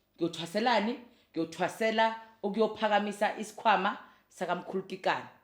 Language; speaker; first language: Zulu; native; Zulu